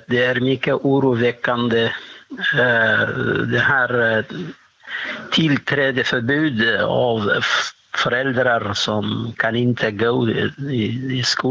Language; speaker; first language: Swedish; non-native, fluent; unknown